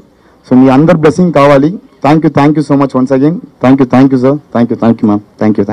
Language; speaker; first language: Telugu; non-native, learner; Tamil